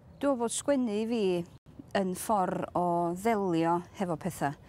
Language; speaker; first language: Welsh; native; Welsh